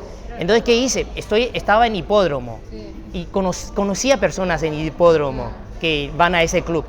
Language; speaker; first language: Spanish; non-native, fluent; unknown